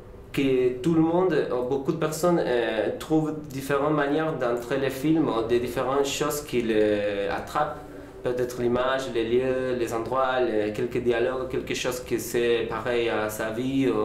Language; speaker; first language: French; non-native, learner; Spanish